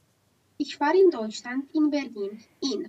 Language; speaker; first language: German; non-native, learner; Romanian